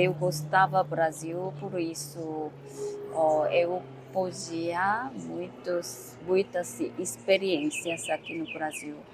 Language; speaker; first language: Portuguese; non-native, learner; Korean